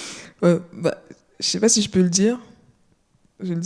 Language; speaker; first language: French; native; French